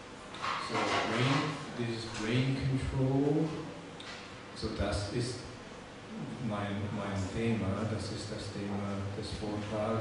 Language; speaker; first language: German; non-native, fluent; English